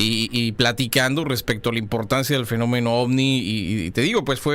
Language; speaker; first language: Spanish; native; Spanish